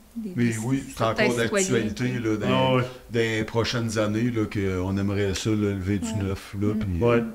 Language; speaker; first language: French; native; French